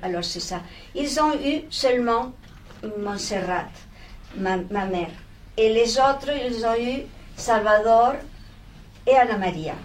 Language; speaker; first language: French; non-native, fluent; Spanish